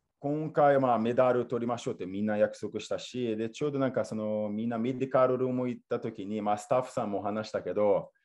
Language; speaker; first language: Japanese; non-native, fluent; Portuguese